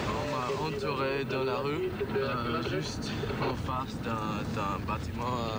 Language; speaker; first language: French; non-native, learner; English